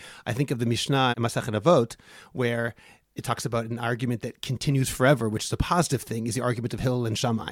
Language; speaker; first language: English; native; English